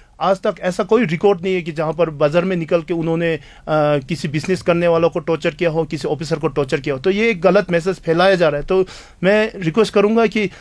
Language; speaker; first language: Hindi; non-native, local second language; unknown